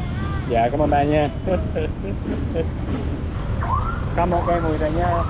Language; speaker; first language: Vietnamese; non-native, learner; English